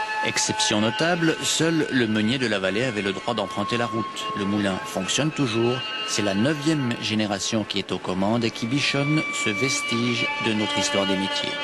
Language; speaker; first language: French; native; French